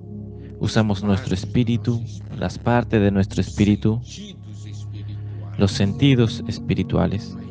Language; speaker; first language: Spanish; non-native, fluent; Portuguese